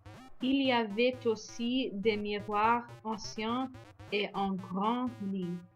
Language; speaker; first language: French; non-native, learner; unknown